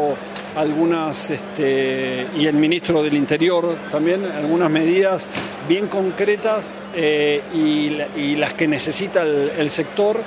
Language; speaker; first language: Spanish; native; Spanish